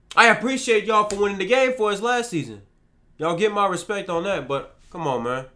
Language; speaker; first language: English; native; English